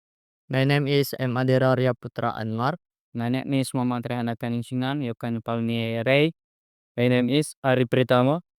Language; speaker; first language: English; non-native, learner; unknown